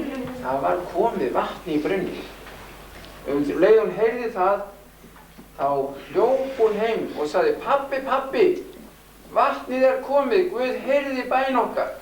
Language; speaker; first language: Icelandic; native; Icelandic